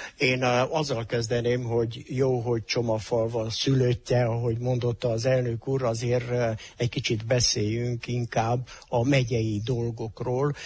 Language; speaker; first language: Hungarian; native; Hungarian